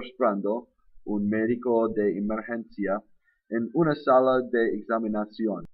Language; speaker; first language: Spanish; non-native, learner; English